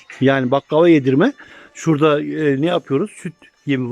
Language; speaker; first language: Turkish; native; Turkish